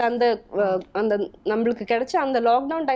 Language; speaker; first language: Tamil; non-native, local second language; Malayalam